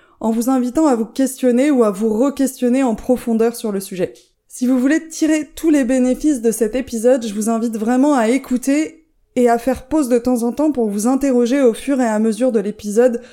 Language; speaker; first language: French; native; French